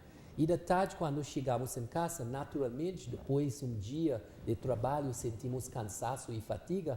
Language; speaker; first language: Portuguese; non-native, fluent; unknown